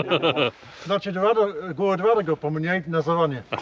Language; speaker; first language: Russian; non-native, learner; English